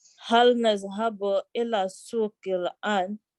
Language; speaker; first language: Arabic; non-native, learner; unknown